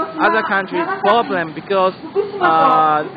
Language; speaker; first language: English; non-native, learner; Japanese